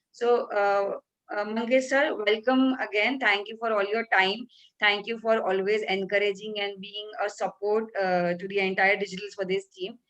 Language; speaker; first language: English; non-native, local second language; Marathi